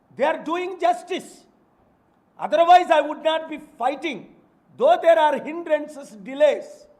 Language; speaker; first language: English; non-native, local second language; Telugu